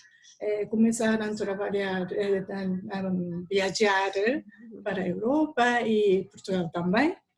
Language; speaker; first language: Portuguese; non-native, learner; Japanese